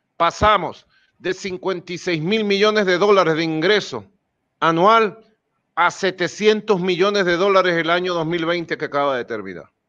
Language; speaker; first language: Spanish; native; Spanish